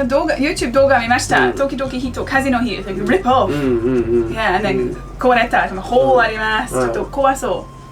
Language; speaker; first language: Japanese; non-native, learner; English